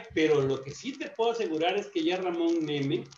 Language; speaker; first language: Spanish; native; Spanish